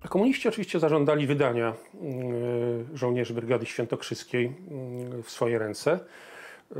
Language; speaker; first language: Polish; native; Polish